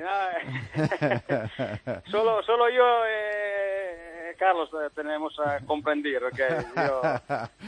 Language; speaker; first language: Spanish; non-native, learner; Italian